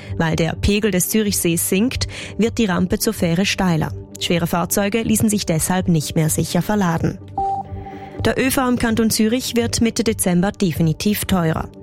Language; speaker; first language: German; native; German